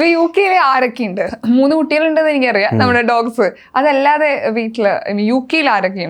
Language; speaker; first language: Malayalam; native; Malayalam